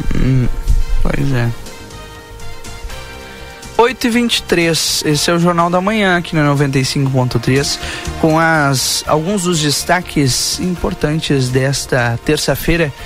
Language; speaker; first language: Portuguese; native; Portuguese